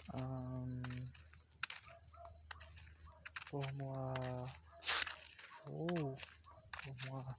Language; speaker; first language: French; non-native, learner; Portuguese